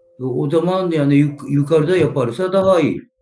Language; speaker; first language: Turkish; non-native, learner; Japanese